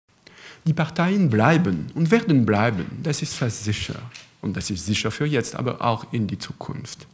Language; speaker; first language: German; non-native, fluent; French